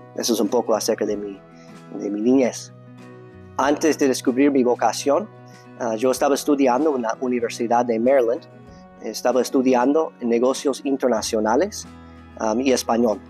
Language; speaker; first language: Spanish; non-native, fluent; English